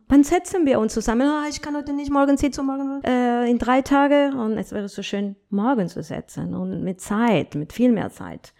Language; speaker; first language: German; non-native, fluent; Spanish